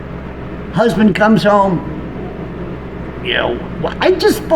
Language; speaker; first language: English; native; English